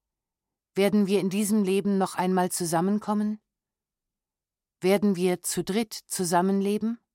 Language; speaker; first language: German; native; German